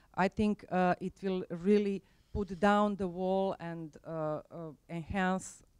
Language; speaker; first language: English; non-native, fluent; Croatian